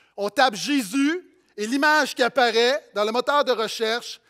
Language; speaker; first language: French; native; French